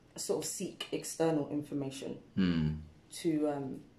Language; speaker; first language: English; native; English